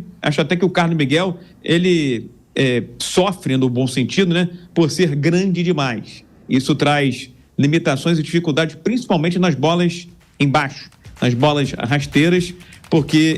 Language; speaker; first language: Portuguese; native; Portuguese